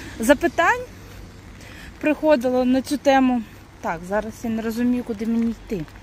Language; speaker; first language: Ukrainian; non-native, local second language; Russian